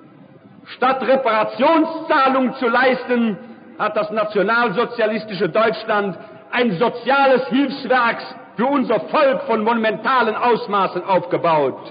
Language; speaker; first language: German; native; German